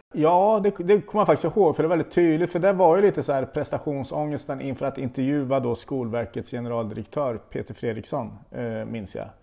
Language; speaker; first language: Swedish; native; Swedish